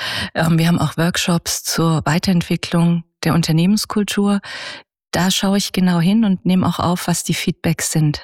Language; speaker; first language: German; native; German